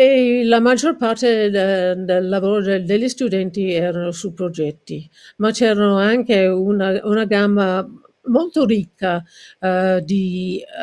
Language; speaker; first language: Italian; non-native, learner; English